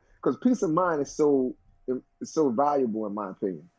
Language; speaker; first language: English; native; English